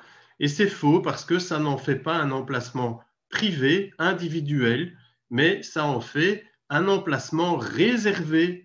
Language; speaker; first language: French; native; French